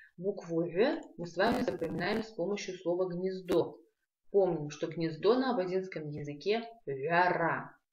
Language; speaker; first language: Russian; non-native, local second language; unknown